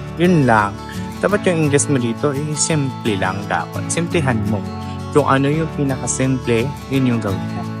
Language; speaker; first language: Filipino; non-native, local second language; Cebuano